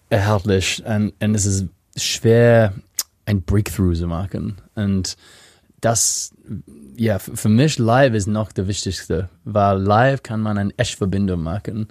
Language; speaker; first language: German; non-native, fluent; English